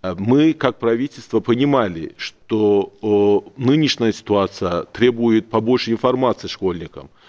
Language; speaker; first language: Russian; non-native, local second language; Azerbaijani